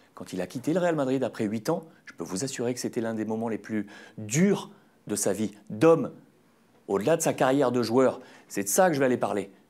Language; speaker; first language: French; native; French